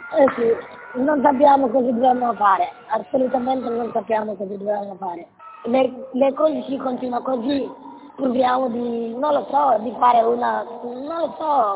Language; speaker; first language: Italian; non-native, learner; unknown